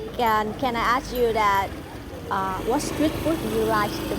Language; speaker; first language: English; non-native, learner; Vietnamese